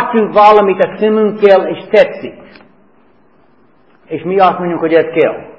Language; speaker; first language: Hungarian; non-native, fluent; English